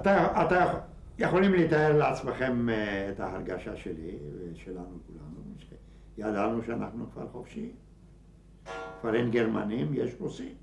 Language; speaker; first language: Hebrew; non-native, fluent; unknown